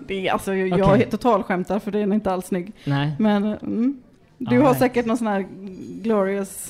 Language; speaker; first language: Swedish; native; Swedish